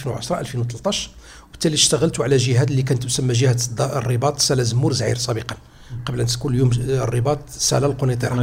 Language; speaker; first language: Arabic; native; Arabic